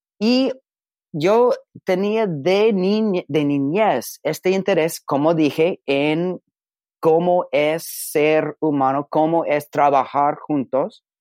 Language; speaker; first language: Spanish; non-native, learner; English